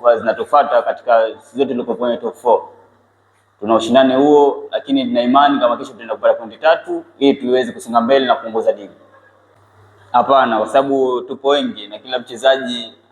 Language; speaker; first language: Swahili; native; Swahili